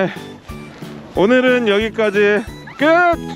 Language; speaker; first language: Korean; native; Korean